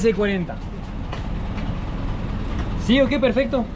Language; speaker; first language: Spanish; non-native, learner; French